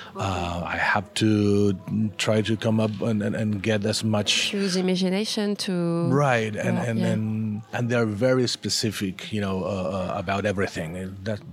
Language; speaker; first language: English; non-native, fluent; Spanish